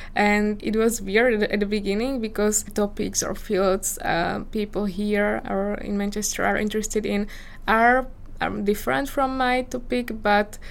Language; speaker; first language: English; non-native, fluent; Slovak